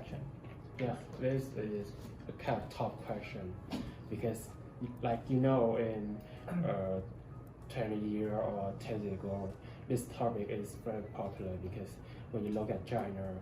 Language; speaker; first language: English; non-native, learner; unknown